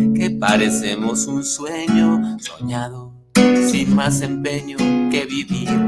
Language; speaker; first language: Spanish; native; Spanish